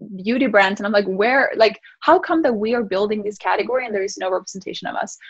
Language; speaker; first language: English; early bilingual, other home language; Spanish